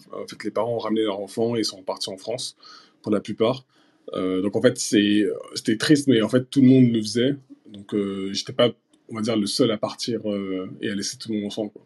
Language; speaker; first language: French; early bilingual, other home language; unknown